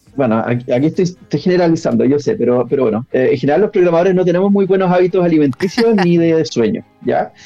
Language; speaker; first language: Spanish; native; Spanish